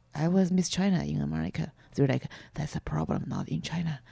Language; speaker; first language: English; non-native, fluent; Chinese